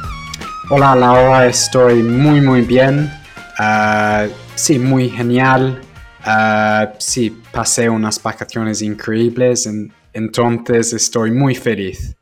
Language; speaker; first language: Spanish; non-native, fluent; English